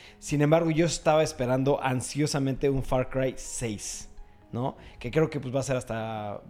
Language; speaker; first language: Spanish; native; Spanish